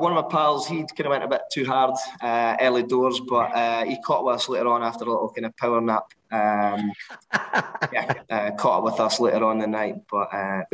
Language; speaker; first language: English; native; English